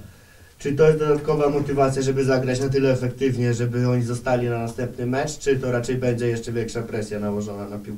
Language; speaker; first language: Polish; native; Polish